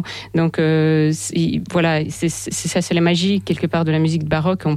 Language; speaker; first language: French; non-native, fluent; Russian